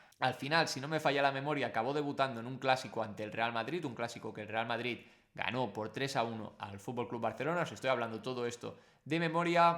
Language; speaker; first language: Spanish; native; Spanish